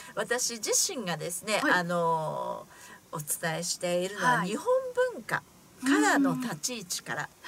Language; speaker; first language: Japanese; native; Japanese